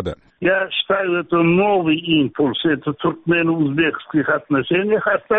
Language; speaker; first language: Russian; non-native, local second language; Turkmen